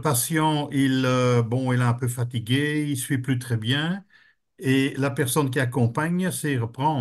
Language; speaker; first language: French; native; French